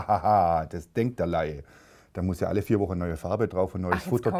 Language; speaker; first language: German; native; German